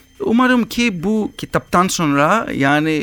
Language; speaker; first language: Turkish; non-native, learner; Greek